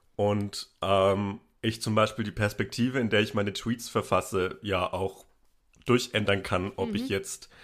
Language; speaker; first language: German; native; German